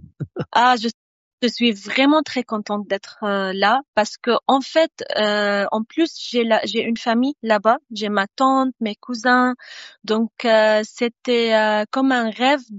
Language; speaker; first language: French; non-native, fluent; Arabic